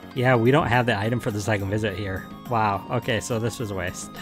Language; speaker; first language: English; native; English